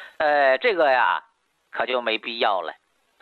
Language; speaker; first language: Chinese; native; Chinese